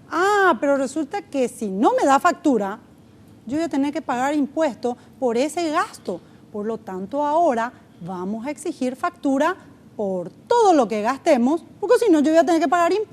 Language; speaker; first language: Spanish; native; Spanish